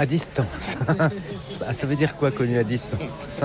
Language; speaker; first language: French; native; French